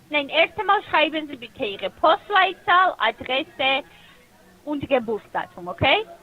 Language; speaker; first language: German; non-native, fluent; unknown